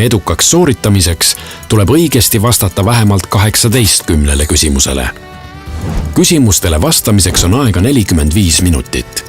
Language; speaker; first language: Estonian; native; Estonian